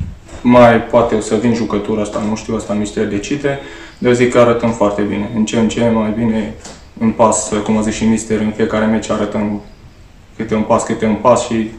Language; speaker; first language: Romanian; non-native, local second language; Hungarian